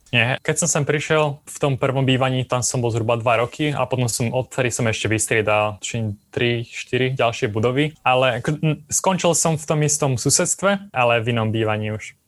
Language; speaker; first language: Slovak; native; Slovak